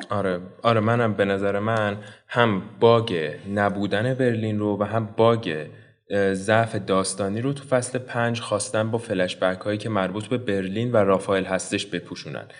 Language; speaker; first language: Persian; native; Persian